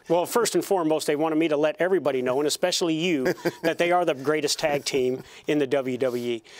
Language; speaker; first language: English; native; English